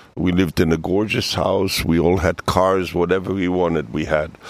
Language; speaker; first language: English; early bilingual, other home language; Hebrew